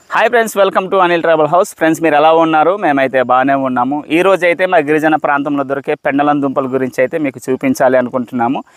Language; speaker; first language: Telugu; non-native, local second language; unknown